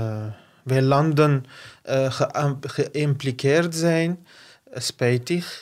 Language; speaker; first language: Dutch; non-native, fluent; Arabic